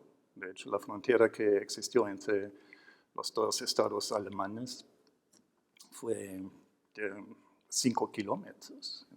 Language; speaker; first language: Spanish; non-native, fluent; German